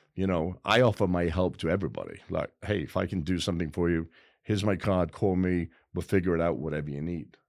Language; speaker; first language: English; native; English